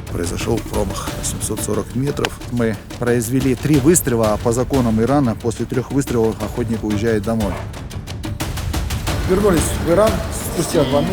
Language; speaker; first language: Russian; native; Russian